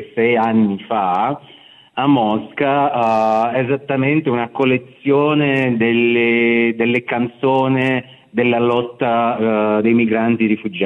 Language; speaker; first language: Italian; non-native, fluent; Russian